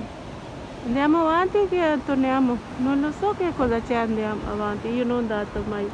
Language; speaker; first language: Italian; non-native, learner; Hindi